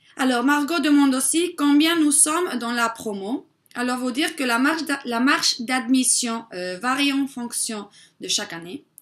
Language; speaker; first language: French; non-native, fluent; Spanish